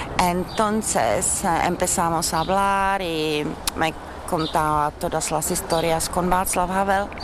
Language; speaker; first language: Spanish; non-native, fluent; Czech